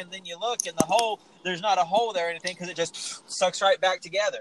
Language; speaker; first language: English; native; English